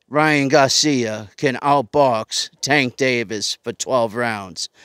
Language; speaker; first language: English; native; English